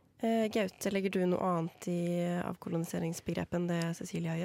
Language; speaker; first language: Norwegian; native; Norwegian